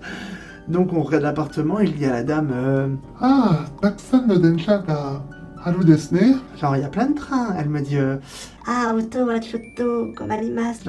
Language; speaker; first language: French; native; French